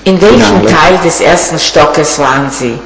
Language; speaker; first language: German; non-native, fluent; Italian